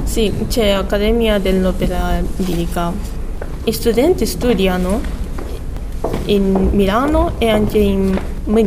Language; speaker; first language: Italian; non-native, learner; Japanese